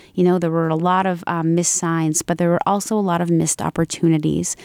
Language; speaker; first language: English; native; English